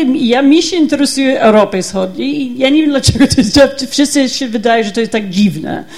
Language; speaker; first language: Polish; non-native, learner; English